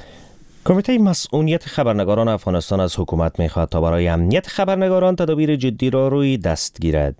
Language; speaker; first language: Persian; native; Persian